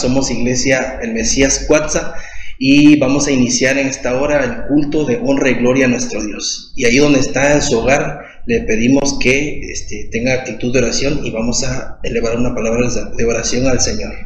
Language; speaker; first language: Spanish; native; Spanish